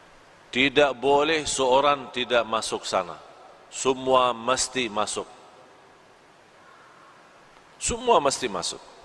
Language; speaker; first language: Indonesian; non-native, fluent; Arabic